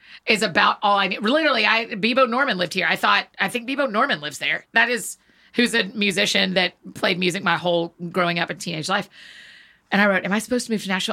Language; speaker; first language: English; native; English